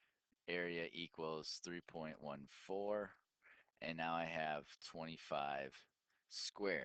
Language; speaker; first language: English; native; English